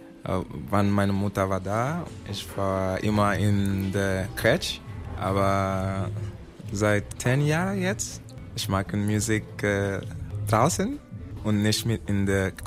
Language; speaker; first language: German; non-native, learner; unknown